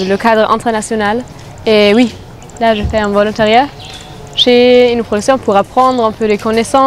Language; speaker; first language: French; non-native, fluent; German